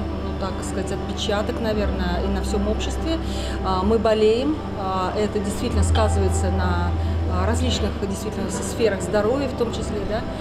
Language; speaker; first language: Russian; native; Russian